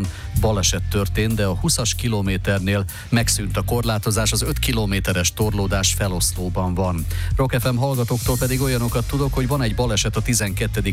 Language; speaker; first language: Hungarian; native; Hungarian